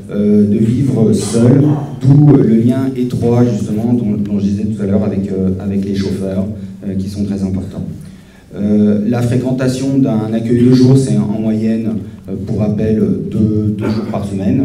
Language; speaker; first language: French; native; French